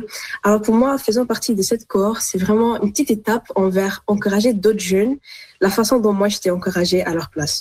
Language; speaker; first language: French; non-native, local second language; Arabic